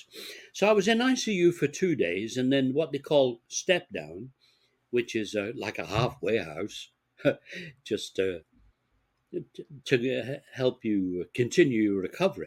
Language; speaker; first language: English; native; English